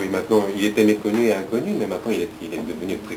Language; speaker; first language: French; non-native, fluent; Japanese